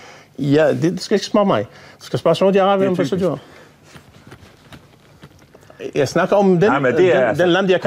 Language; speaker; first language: Danish; non-native, fluent; Arabic